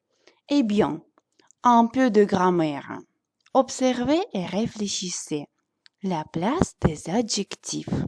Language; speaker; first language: French; non-native, fluent; Russian